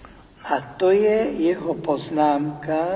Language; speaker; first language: Czech; native; Czech